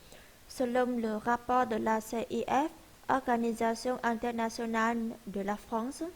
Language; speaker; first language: French; non-native, learner; Vietnamese